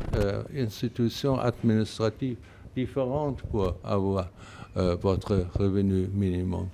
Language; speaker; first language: French; non-native, fluent; German